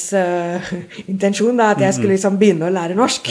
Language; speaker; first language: Norwegian; non-native, fluent; English